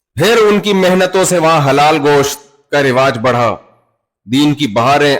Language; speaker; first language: Urdu; native; Urdu